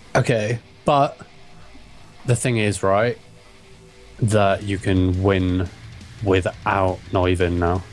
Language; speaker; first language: English; native; English